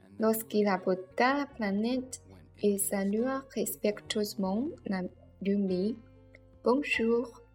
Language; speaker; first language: French; non-native, learner; Chinese